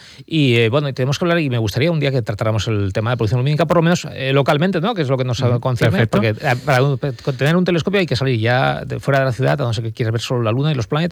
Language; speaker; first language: Spanish; native; Spanish